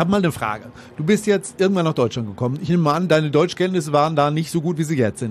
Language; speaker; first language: German; native; German